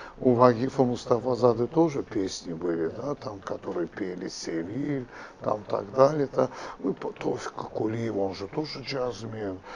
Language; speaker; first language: Russian; non-native, local second language; Azerbaijani